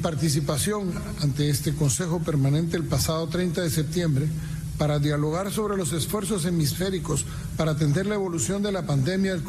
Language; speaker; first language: Spanish; native; Spanish